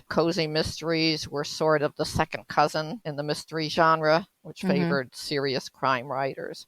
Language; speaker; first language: English; native; English